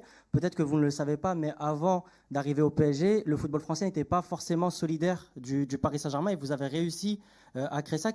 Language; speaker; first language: French; native; French